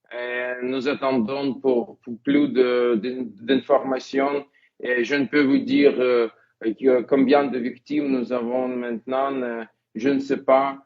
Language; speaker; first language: French; non-native, fluent; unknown